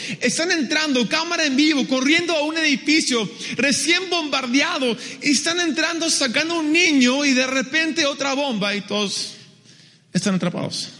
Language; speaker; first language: Spanish; early bilingual, other home language; English